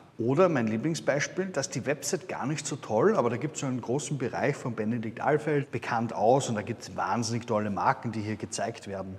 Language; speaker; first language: German; native; German